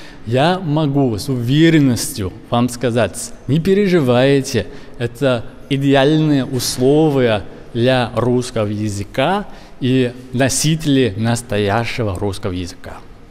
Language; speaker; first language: Russian; non-native, learner; English